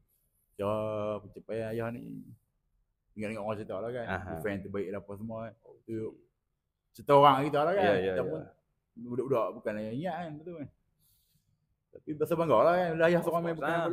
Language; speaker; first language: Malay; native; Malay